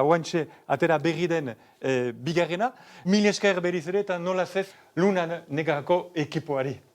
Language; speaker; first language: Basque; native; Basque